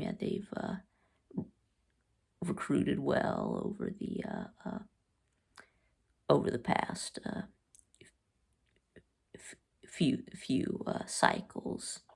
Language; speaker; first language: English; native; English